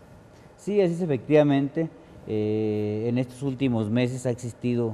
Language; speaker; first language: Spanish; native; Spanish